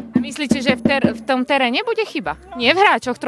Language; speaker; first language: Slovak; native; Slovak